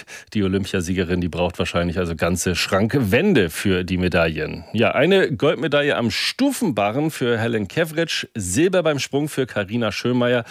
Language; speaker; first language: German; native; German